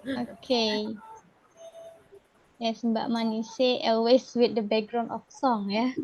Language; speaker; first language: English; non-native, learner; Indonesian